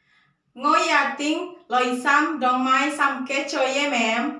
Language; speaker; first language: Cantonese; non-native, learner; Indonesian